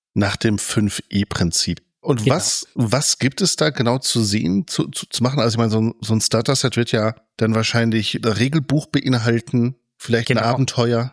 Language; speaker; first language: German; native; German